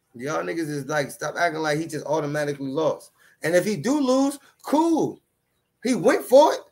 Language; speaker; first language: English; native; English